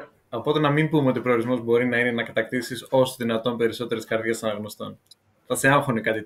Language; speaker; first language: Greek; native; Greek